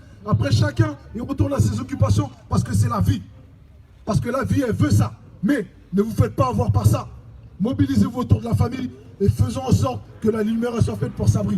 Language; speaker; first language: French; native; French